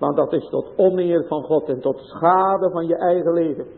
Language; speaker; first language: Dutch; native; Dutch